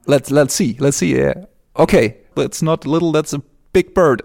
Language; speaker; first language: English; non-native, fluent; German